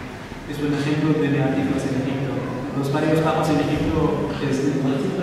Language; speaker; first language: Spanish; non-native, learner; Arabic